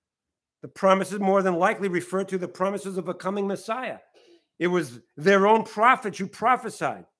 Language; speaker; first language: English; native; English